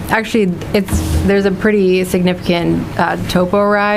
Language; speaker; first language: English; native; English